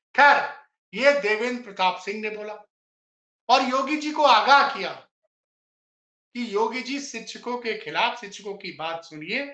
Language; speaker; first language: Hindi; native; Hindi